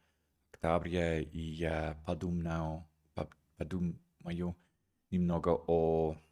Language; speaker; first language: Russian; non-native, learner; English